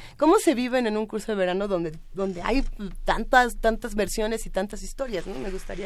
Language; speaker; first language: Spanish; native; Spanish